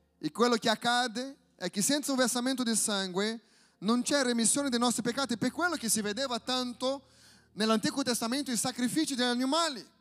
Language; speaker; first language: Italian; non-native, fluent; Portuguese